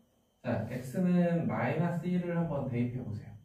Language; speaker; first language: Korean; native; Korean